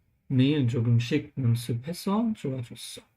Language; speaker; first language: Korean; non-native, learner; English